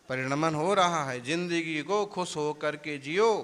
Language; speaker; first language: Hindi; non-native, local second language; Gujarati